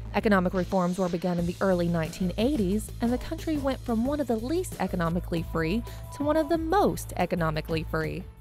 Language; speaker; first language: English; native; English